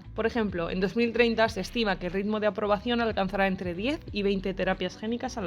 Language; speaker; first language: Spanish; native; Spanish